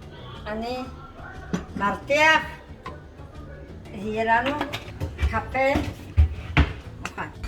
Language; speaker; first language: Hebrew; non-native, fluent; Amharic